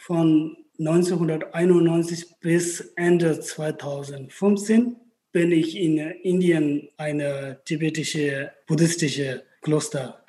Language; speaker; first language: German; non-native, learner; Tibetan